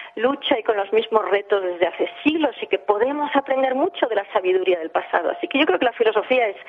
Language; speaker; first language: Spanish; early bilingual, heritage; English